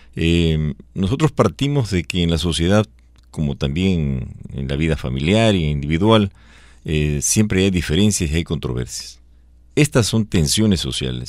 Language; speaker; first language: Spanish; native; Spanish